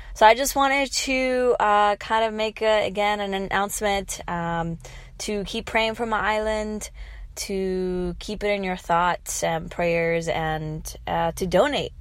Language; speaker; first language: English; early bilingual, other home language; Spanish